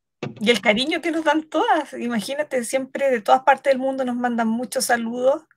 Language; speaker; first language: Spanish; native; Spanish